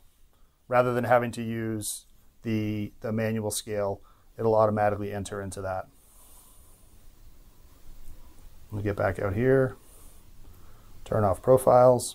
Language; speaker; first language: English; native; English